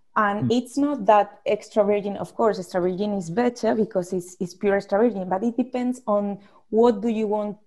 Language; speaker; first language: English; non-native, fluent; Spanish